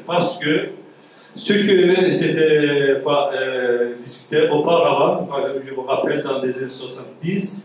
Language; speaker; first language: French; non-native, fluent; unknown